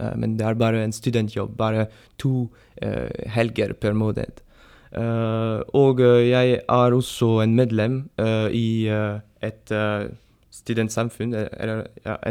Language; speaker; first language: Norwegian; non-native, learner; French